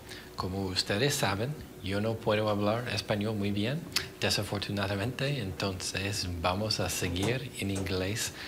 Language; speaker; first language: Spanish; non-native, learner; English